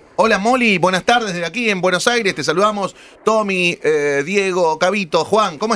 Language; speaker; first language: Spanish; native; Spanish